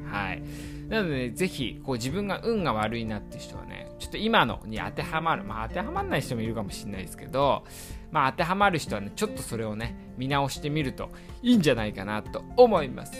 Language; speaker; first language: Japanese; native; Japanese